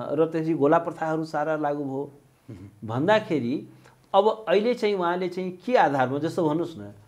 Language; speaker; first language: Nepali; native; Nepali